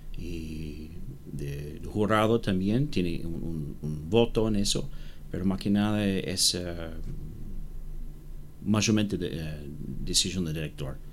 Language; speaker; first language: Spanish; non-native, learner; English